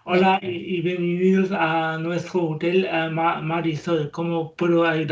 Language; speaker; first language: Spanish; non-native, learner; German